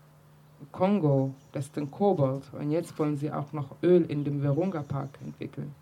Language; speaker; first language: German; early bilingual, other home language; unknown